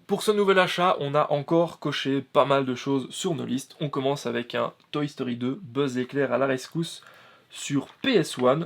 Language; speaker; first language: French; native; French